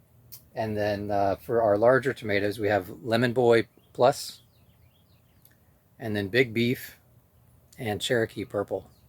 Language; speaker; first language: English; native; English